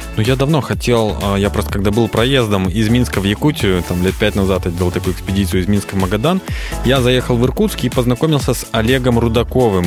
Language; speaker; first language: Russian; native; Russian